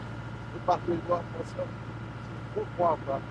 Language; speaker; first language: French; non-native, learner; Vietnamese